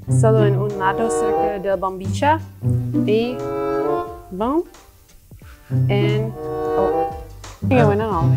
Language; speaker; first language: Spanish; non-native, learner; English